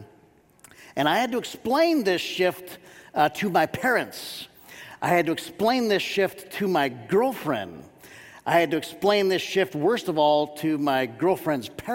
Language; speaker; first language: English; native; English